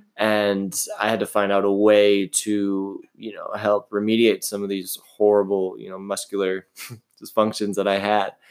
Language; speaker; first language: English; native; English